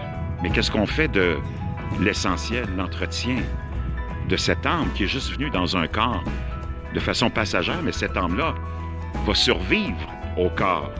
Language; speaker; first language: French; native; French